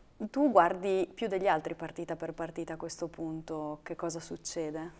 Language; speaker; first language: Italian; native; Italian